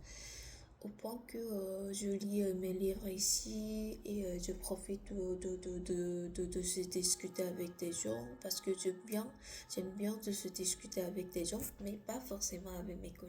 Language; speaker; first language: French; non-native, learner; Korean